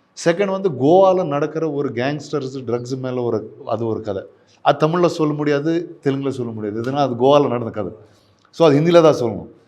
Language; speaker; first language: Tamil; non-native, local second language; Telugu